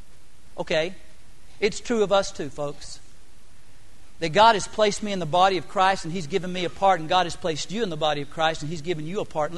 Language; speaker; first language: English; native; English